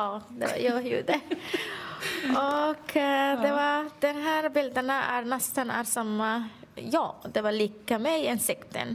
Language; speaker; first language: Swedish; non-native, learner; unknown